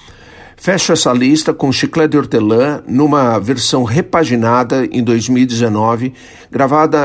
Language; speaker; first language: Portuguese; native; Portuguese